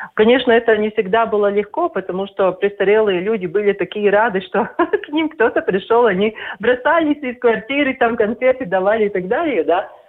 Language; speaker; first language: Russian; non-native, local second language; Latvian